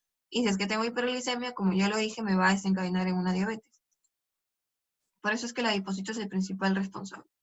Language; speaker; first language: Spanish; native; Spanish